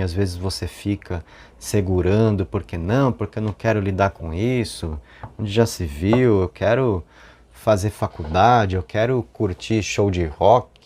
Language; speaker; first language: Portuguese; native; Portuguese